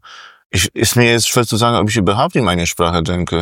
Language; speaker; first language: German; non-native, fluent; Polish